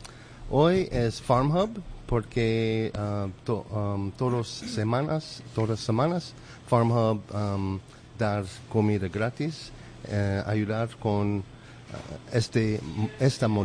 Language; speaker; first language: Spanish; non-native, learner; English